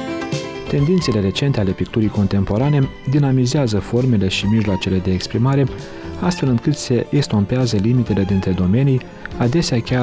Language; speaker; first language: Romanian; native; Romanian